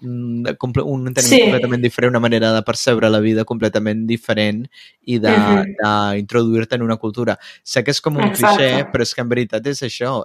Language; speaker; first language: Catalan; non-native, fluent; Spanish